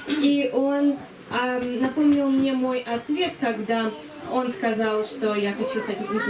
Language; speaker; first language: Russian; native; Russian